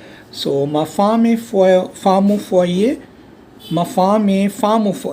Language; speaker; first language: French; non-native, learner; Hindi